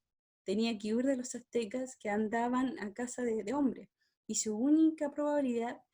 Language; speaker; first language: Spanish; native; Spanish